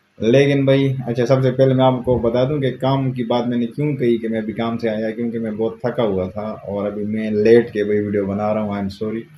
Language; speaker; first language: Urdu; non-native, local second language; Pashto